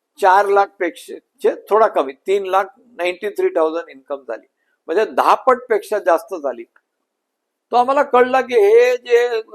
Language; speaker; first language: Marathi; non-native, local second language; Gujarati